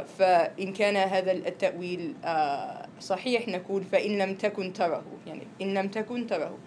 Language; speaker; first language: Arabic; non-native, fluent; English